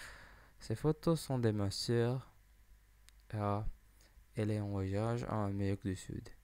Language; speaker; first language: French; non-native, learner; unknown